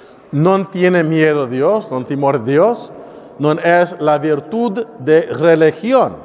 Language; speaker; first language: Spanish; non-native, learner; English